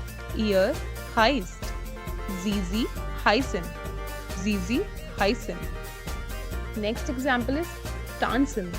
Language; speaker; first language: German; non-native, learner; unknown